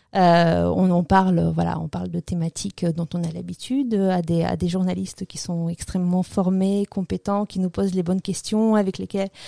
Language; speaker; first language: French; early bilingual, other home language; Russian